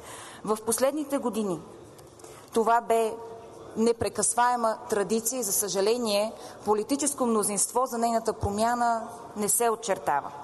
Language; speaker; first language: Bulgarian; native; Bulgarian